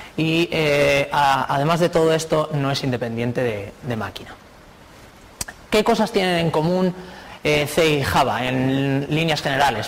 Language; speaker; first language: Spanish; native; Spanish